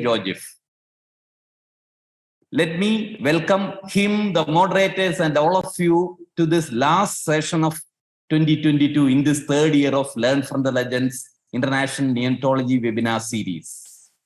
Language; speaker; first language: English; non-native, local second language; Malayalam